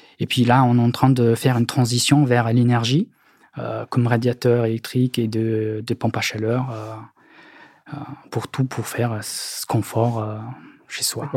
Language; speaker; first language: French; non-native, fluent; Mongolian